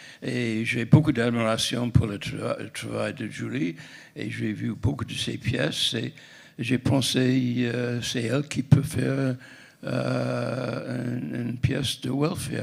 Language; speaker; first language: French; non-native, fluent; English